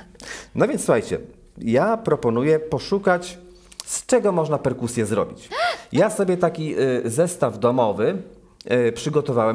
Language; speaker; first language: Polish; native; Polish